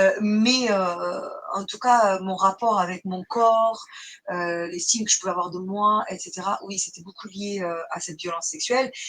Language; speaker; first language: French; non-native, fluent; Portuguese